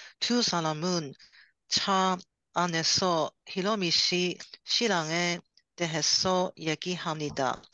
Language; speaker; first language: Korean; non-native, learner; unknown